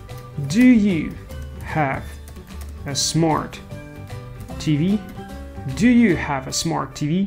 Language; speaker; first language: English; non-native, fluent; Russian